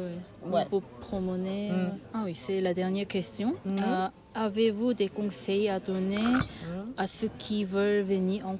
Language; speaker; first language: French; non-native, learner; Korean